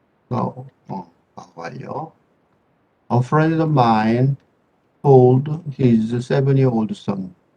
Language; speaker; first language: English; non-native, fluent; Korean